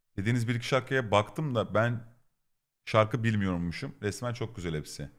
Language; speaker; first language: Turkish; native; Turkish